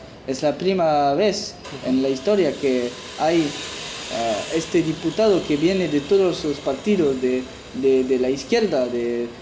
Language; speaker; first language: Spanish; non-native, fluent; French